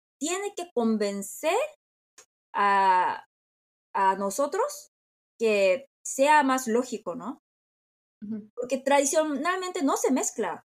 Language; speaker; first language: Spanish; non-native, fluent; Korean